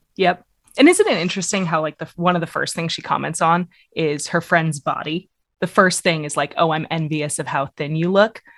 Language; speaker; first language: English; native; English